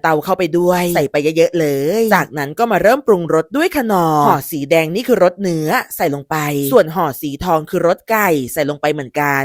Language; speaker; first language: Thai; native; Thai